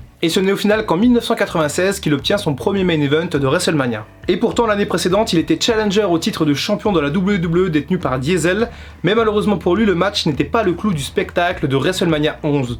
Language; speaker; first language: French; native; French